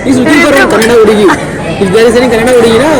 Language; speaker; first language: Kannada; non-native, learner; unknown